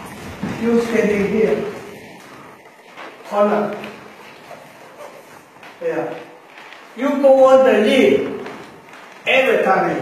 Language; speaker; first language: English; non-native, learner; Chinese